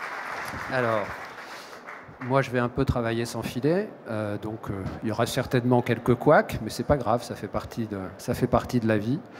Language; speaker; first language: French; native; French